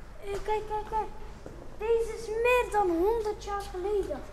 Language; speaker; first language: Dutch; early bilingual, other home language; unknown